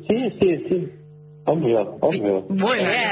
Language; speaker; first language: Spanish; non-native, learner; Polish